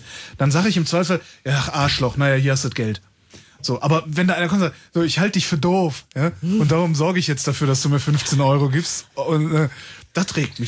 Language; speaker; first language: German; native; German